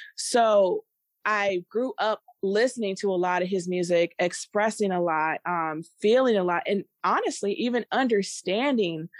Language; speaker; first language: English; native; English